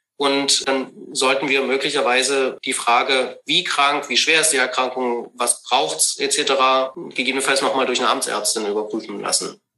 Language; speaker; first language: German; native; German